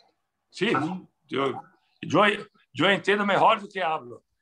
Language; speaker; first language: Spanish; non-native, learner; Portuguese